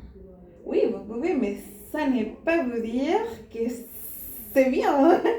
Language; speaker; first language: French; non-native, learner; Spanish